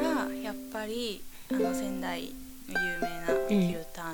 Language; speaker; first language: Japanese; non-native, fluent; Korean